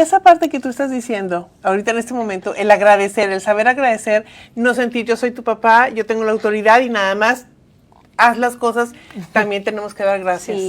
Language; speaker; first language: Spanish; native; Spanish